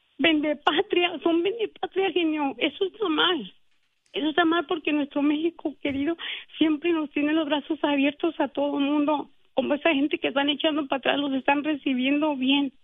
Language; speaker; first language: Spanish; native; Spanish